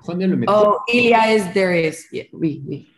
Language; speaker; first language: French; non-native, learner; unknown